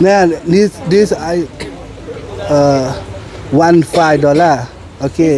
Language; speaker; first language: English; non-native, learner; Thai